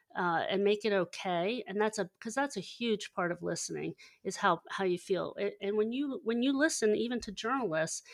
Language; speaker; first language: English; native; English